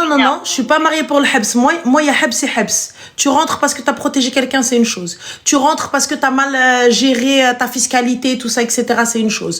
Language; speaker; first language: French; early bilingual, other home language; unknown